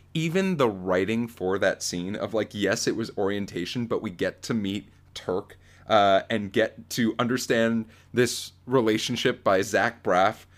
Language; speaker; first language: English; native; English